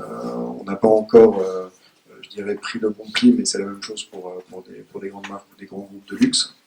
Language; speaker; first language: French; native; French